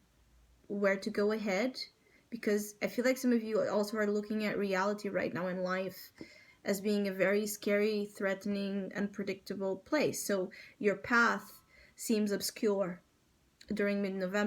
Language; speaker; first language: English; non-native, fluent; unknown